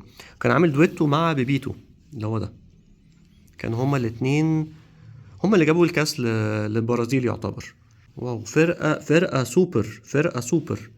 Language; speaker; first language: Arabic; native; Arabic